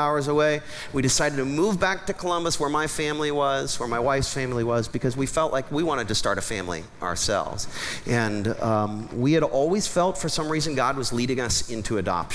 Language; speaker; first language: English; native; English